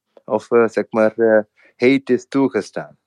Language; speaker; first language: Dutch; non-native, fluent; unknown